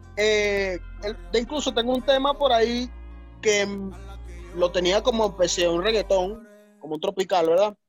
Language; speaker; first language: Spanish; native; Spanish